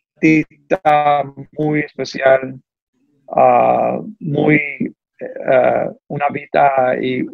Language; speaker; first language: Spanish; early bilingual, heritage; Spanish